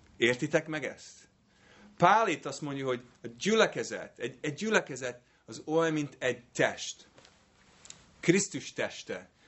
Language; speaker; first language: Hungarian; non-native, fluent; English